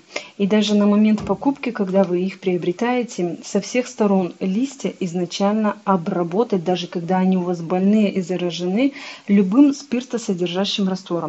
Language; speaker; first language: Russian; native; Russian